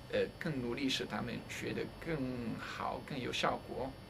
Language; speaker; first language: Chinese; non-native, fluent; Italian